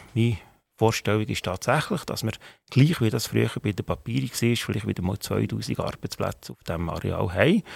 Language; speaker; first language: German; native; German